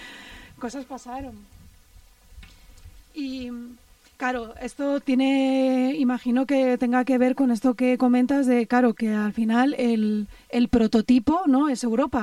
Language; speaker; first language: Spanish; native; Spanish